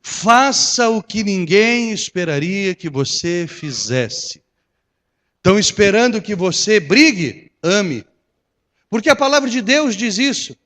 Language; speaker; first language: Portuguese; native; Portuguese